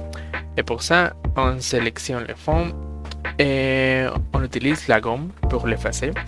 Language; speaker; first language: French; non-native, fluent; Spanish